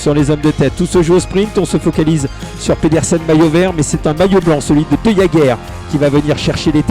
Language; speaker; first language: French; native; French